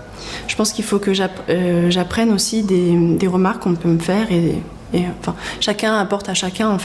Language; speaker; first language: French; non-native, learner; Japanese